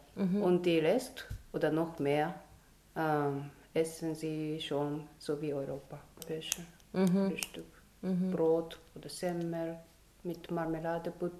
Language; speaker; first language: German; non-native, fluent; Japanese